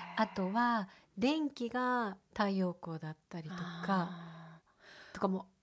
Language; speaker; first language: Japanese; native; Japanese